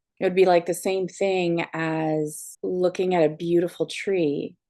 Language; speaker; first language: English; native; English